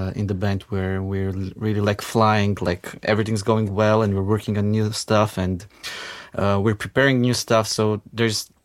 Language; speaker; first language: English; non-native, fluent; Macedonian